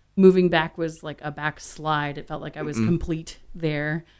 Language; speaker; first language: English; native; English